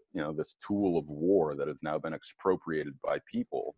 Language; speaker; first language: English; native; English